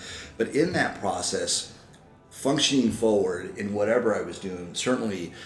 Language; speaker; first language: English; native; English